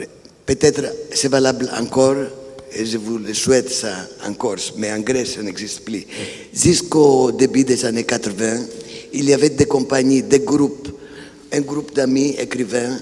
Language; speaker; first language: French; non-native, fluent; Greek